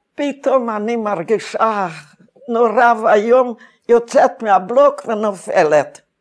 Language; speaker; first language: Hebrew; non-native, fluent; Hungarian